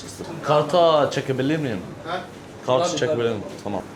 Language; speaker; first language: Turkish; non-native, learner; English